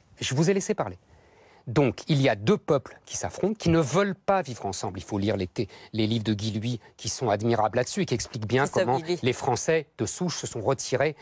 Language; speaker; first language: French; native; French